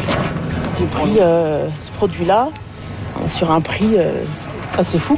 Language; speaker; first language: French; native; French